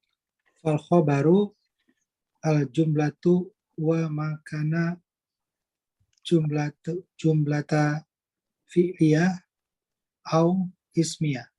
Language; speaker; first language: Arabic; non-native, learner; Indonesian